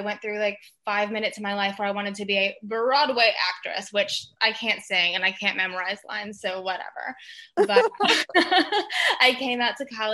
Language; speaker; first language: English; native; English